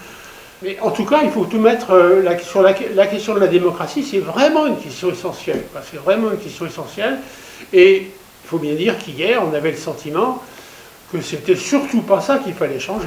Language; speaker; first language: French; native; French